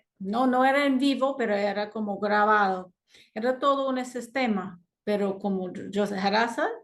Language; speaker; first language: Spanish; non-native, fluent; English